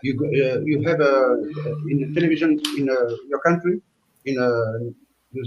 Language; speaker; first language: English; non-native, learner; French